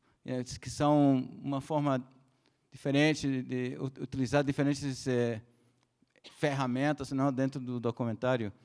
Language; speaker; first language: Portuguese; non-native, fluent; Spanish